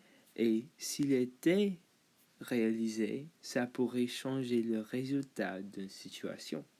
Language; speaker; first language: French; non-native, learner; English